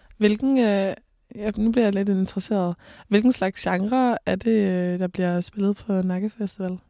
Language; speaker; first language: Danish; native; Danish